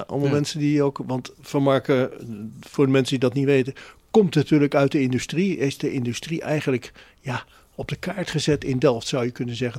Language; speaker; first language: Dutch; native; Dutch